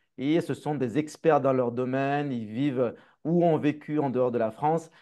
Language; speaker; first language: French; native; French